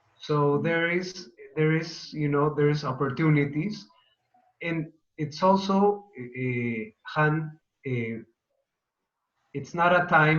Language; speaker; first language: English; non-native, fluent; Spanish